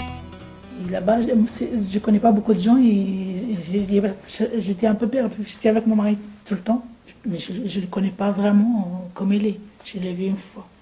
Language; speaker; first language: French; non-native, local second language; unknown